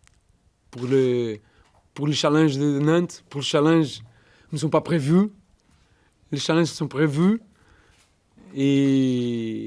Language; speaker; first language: French; non-native, fluent; Portuguese